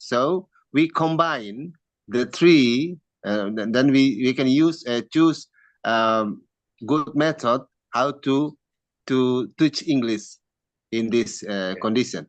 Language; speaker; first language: English; non-native, learner; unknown